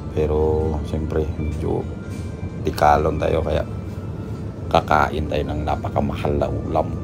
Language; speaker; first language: Filipino; non-native, local second language; Cebuano